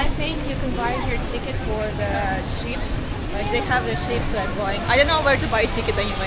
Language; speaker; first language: English; non-native, learner; Russian